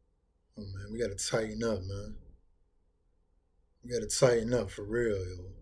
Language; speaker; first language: English; native; English